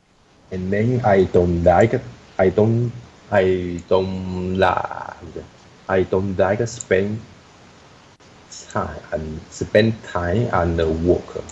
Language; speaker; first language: English; non-native, learner; Chinese